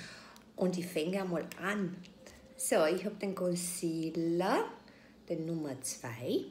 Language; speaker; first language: German; non-native, fluent; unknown